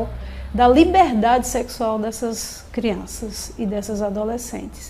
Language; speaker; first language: Portuguese; native; Portuguese